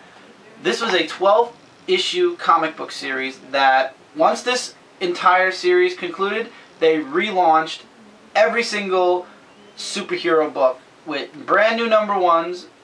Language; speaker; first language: English; native; English